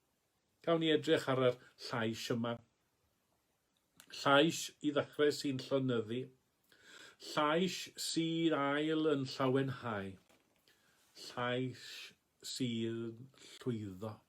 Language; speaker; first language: Welsh; native; Welsh